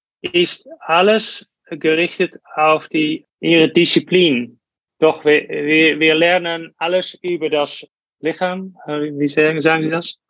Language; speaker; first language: German; non-native, learner; Dutch